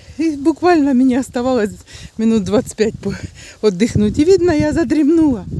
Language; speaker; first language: Ukrainian; native; Ukrainian